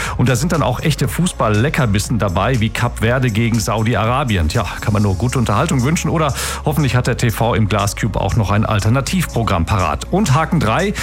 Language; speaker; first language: German; native; German